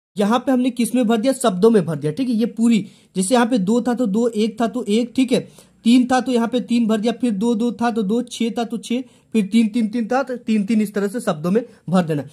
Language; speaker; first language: Hindi; native; Hindi